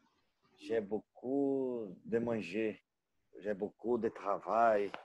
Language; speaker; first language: French; non-native, learner; Portuguese